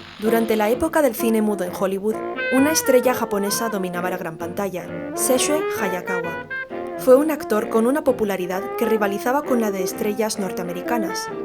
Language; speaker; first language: Spanish; early bilingual, other home language; Chinese